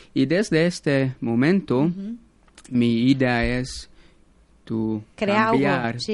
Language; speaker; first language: Spanish; non-native, learner; Hungarian